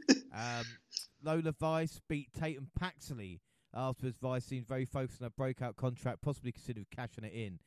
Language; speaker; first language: English; native; English